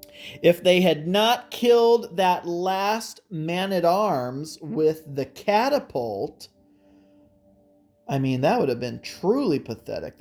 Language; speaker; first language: English; native; English